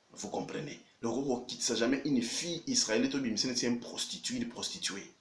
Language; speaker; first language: French; non-native, local second language; Lingala